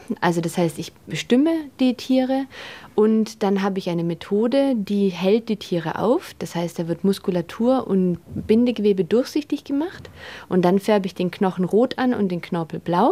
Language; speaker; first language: German; native; German